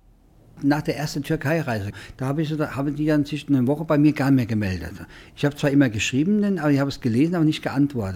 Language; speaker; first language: German; native; German